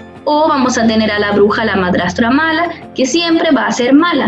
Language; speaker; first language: Spanish; native; Spanish